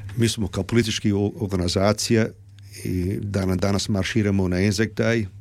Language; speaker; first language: Serbian; early bilingual, heritage; Serbian